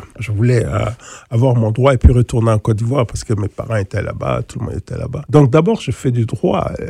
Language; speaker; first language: French; non-native, local second language; Wolof